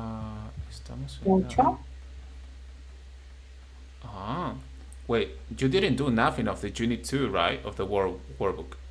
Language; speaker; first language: English; non-native, fluent; Spanish